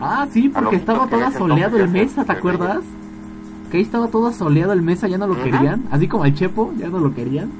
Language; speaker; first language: Spanish; native; Spanish